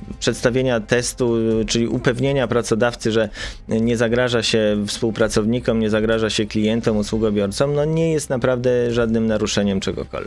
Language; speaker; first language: Polish; native; Polish